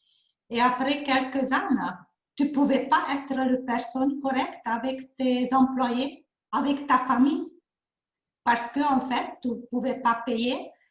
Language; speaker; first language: French; non-native, learner; Hungarian